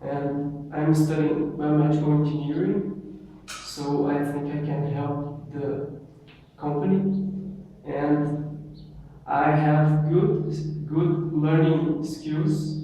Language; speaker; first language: English; non-native, learner; Portuguese